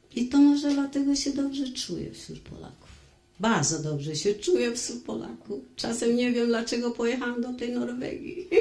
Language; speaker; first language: Polish; non-native, fluent; Vietnamese